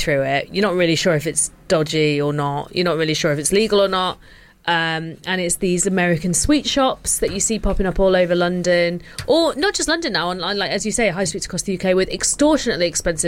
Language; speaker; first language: English; native; English